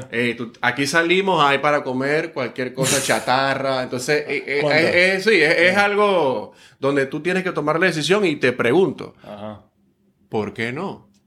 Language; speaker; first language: Spanish; native; Spanish